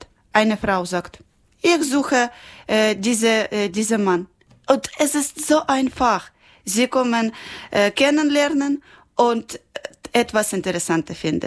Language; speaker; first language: German; non-native, learner; Ukrainian